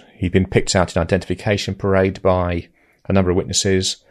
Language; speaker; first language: English; native; English